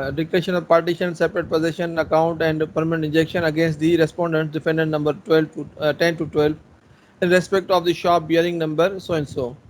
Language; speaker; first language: English; non-native, local second language; Urdu